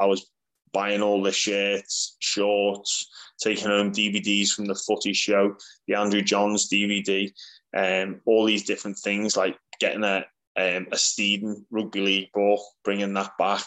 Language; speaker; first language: English; native; English